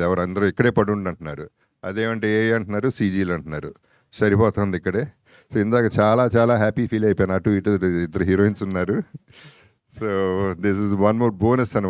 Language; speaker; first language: Telugu; native; Telugu